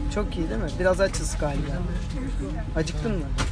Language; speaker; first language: Turkish; native; Turkish